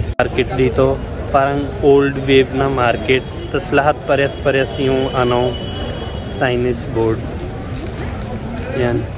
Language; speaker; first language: Filipino; native; Filipino